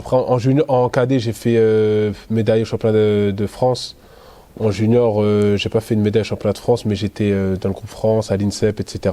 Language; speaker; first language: French; native; French